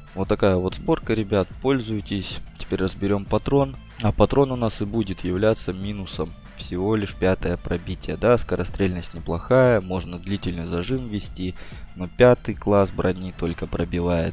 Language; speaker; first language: Russian; native; Russian